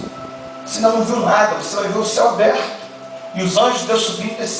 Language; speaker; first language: Portuguese; native; Portuguese